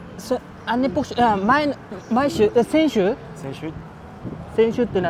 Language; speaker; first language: French; non-native, learner; Japanese